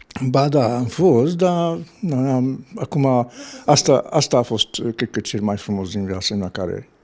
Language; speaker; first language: Romanian; non-native, local second language; Hungarian